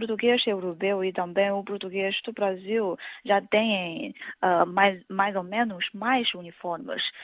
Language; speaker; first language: Portuguese; non-native, fluent; Chinese